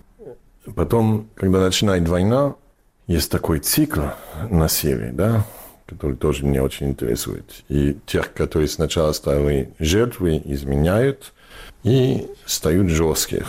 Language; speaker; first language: Russian; non-native, fluent; English